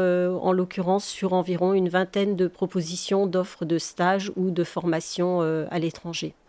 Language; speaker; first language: French; native; French